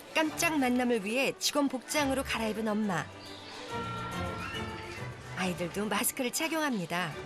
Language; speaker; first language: Korean; native; Korean